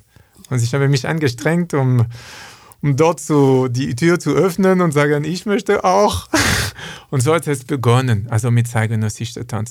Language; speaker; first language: German; non-native, learner; French